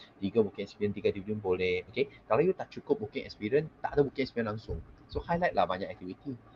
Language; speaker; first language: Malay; non-native, local second language; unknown